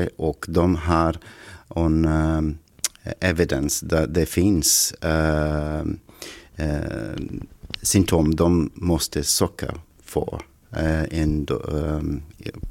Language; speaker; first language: Swedish; non-native, learner; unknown